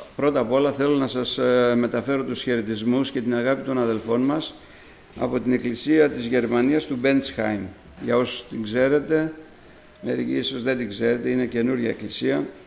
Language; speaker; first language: Greek; native; Greek